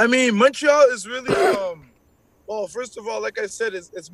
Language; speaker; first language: English; non-native, fluent; French